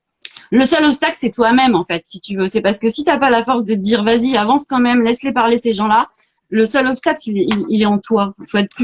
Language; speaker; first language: French; native; French